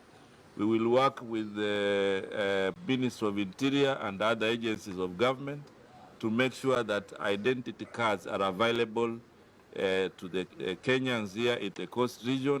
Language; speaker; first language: English; non-native, local second language; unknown